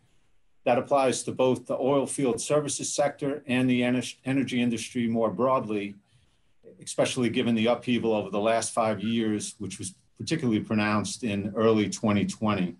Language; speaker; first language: English; native; English